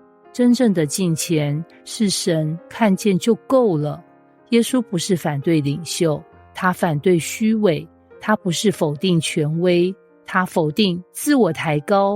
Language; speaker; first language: Chinese; native; Chinese